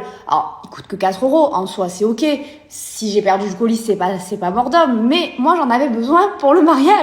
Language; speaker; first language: French; native; French